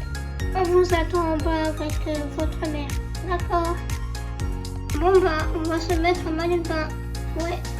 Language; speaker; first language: French; native; French